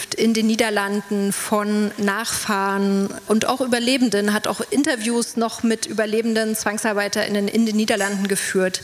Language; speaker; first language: German; native; German